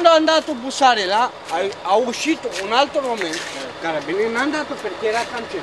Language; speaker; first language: Italian; non-native, learner; Romanian